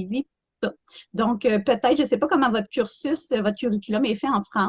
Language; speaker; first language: French; native; French